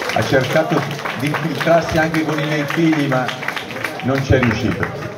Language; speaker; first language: Italian; native; Italian